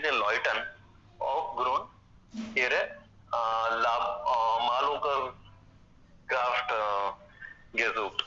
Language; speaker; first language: German; non-native, fluent; Hindi